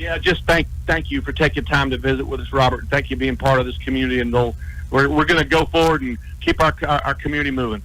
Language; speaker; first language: English; native; English